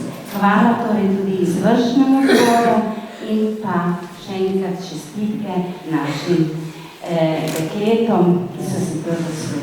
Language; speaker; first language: Slovenian; native; Slovenian